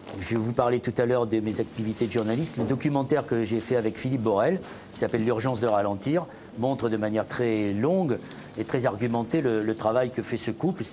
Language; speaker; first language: French; native; French